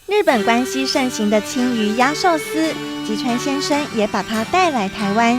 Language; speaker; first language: Chinese; native; Chinese